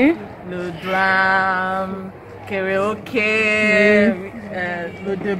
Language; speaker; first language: French; non-native, learner; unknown